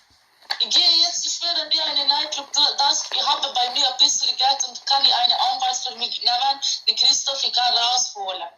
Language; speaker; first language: German; non-native, learner; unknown